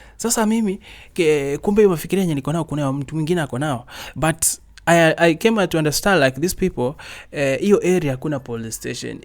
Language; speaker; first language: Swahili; native; Swahili